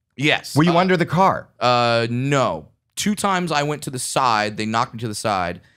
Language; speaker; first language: English; native; English